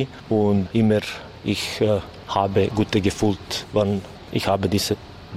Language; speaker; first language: German; non-native, learner; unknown